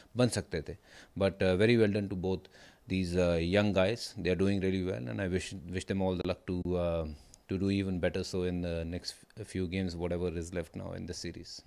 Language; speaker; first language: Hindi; non-native, local second language; Punjabi